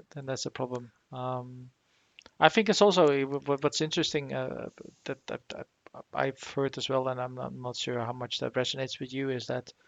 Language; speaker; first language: English; non-native, fluent; Dutch